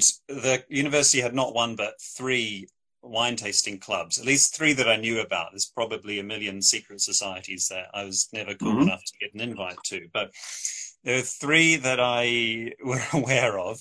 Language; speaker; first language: English; native; English